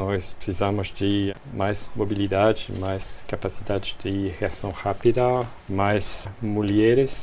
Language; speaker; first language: Portuguese; non-native, fluent; French